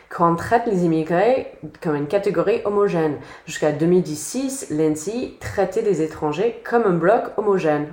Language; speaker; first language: French; non-native, fluent; English